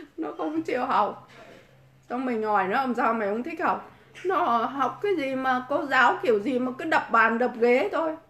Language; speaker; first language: Vietnamese; native; Vietnamese